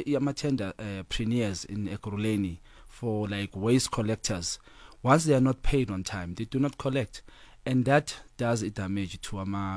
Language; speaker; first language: English; non-native, local second language; Zulu